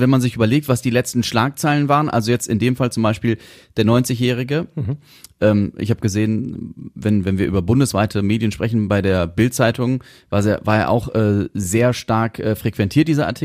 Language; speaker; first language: German; native; German